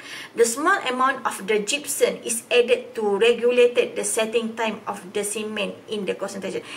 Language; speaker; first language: English; non-native, local second language; Malay